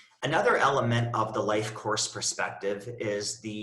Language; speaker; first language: English; native; English